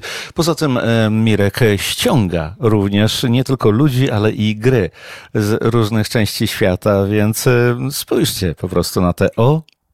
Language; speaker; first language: Polish; native; Polish